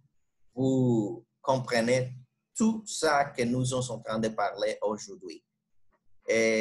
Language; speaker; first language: French; non-native, fluent; Spanish